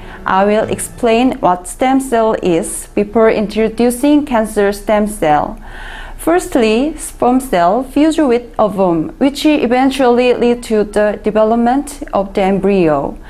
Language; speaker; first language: English; non-native, learner; Korean